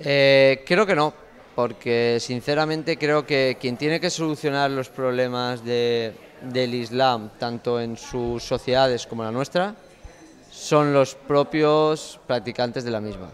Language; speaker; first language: Spanish; native; Spanish